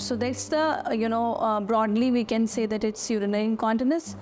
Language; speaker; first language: English; non-native, local second language; Hindi